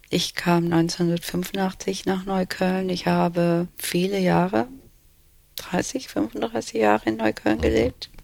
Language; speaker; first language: German; early bilingual, other home language; Turkish